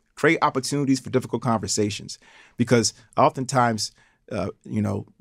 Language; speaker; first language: English; native; English